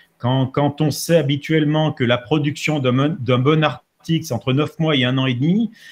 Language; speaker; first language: French; native; French